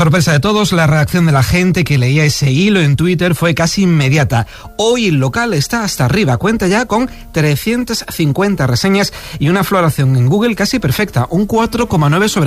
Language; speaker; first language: Spanish; native; Spanish